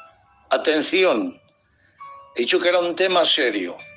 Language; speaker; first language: Spanish; native; Spanish